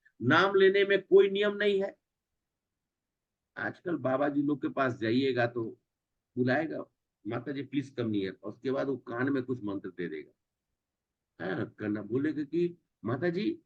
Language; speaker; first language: Hindi; native; Hindi